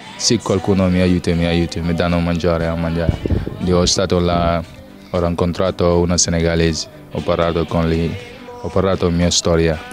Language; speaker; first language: Italian; non-native, learner; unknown